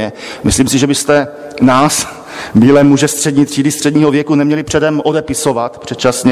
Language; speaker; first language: Czech; native; Czech